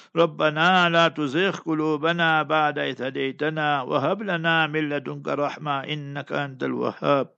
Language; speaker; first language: Arabic; non-native, fluent; English